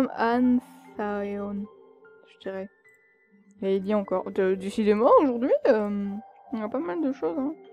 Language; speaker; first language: French; native; French